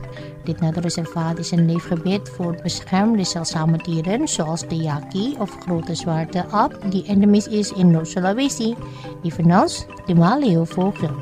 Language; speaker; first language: Dutch; non-native, local second language; Indonesian